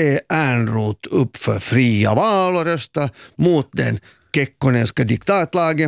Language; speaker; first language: Swedish; native; Swedish